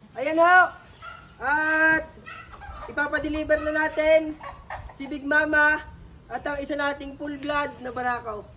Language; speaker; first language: Filipino; native; Filipino